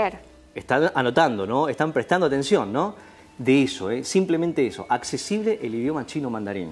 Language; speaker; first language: Spanish; native; Spanish